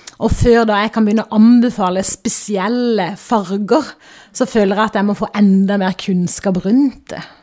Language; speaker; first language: Norwegian; native; Norwegian